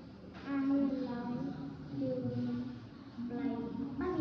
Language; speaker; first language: English; non-native, learner; Vietnamese